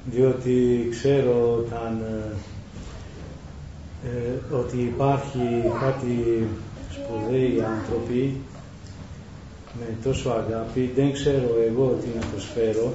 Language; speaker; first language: Greek; non-native, learner; Romanian